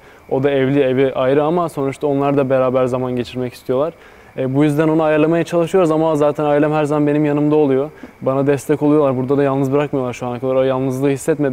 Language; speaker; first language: Turkish; native; Turkish